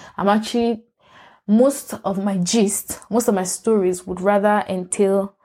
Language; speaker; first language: English; non-native, local second language; Yoruba